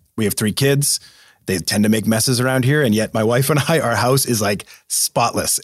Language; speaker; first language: English; native; English